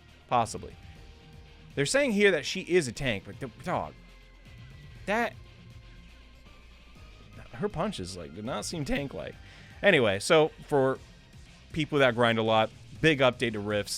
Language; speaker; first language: English; native; English